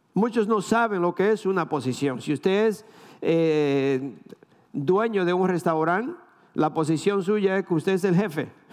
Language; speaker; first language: Spanish; native; Spanish